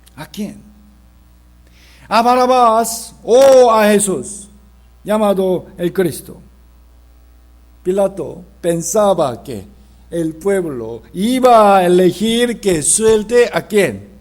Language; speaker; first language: Spanish; non-native, fluent; Korean